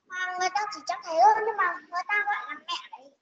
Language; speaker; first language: Vietnamese; native; Vietnamese